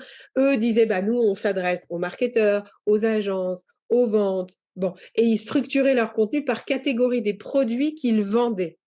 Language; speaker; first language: French; native; French